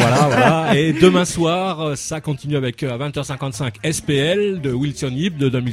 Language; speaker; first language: French; native; French